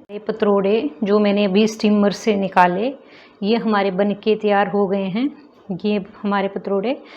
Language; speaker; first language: Hindi; non-native, local second language; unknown